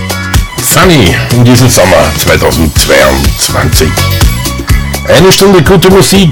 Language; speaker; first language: German; native; German